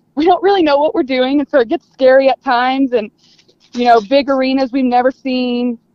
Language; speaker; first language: English; native; English